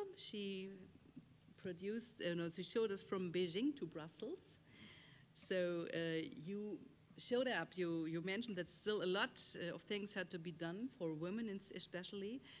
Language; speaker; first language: English; non-native, fluent; German